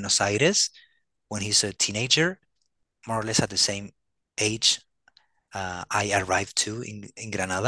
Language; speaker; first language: English; non-native, fluent; Spanish